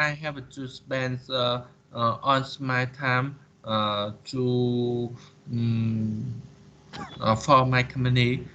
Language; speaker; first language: English; non-native, learner; Vietnamese